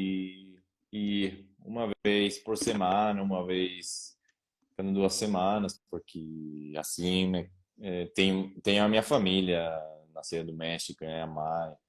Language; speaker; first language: Portuguese; non-native, learner; Spanish